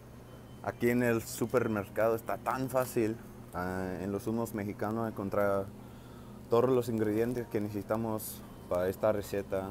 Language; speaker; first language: Spanish; non-native, learner; English